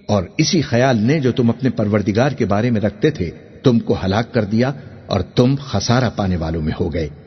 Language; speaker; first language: Urdu; native; Urdu